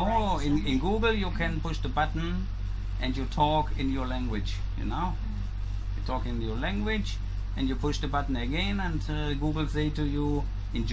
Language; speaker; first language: English; non-native, learner; German